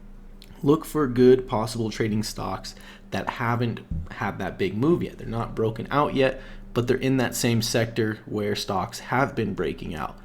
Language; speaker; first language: English; native; English